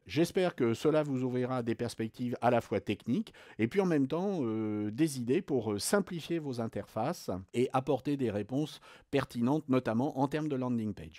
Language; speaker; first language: French; native; French